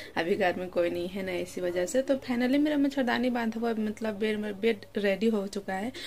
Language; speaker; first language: Hindi; native; Hindi